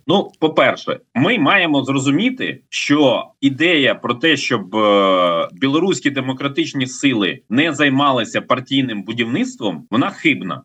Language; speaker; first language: Ukrainian; native; Ukrainian